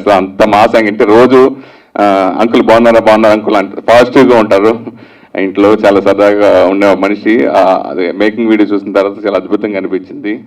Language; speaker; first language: Telugu; native; Telugu